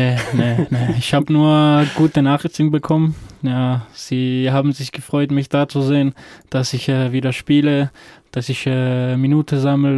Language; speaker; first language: German; non-native, fluent; Croatian